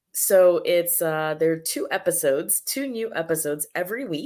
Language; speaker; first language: English; early bilingual, other home language; Spanish